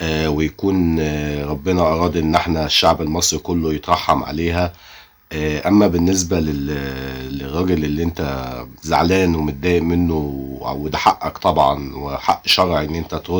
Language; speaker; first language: Arabic; native; Arabic